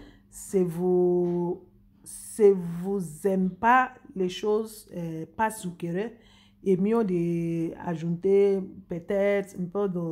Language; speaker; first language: French; non-native, fluent; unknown